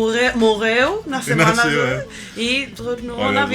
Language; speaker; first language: Portuguese; non-native, learner; Spanish